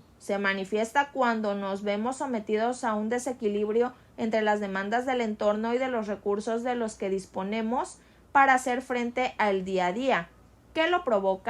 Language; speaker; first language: Spanish; native; Spanish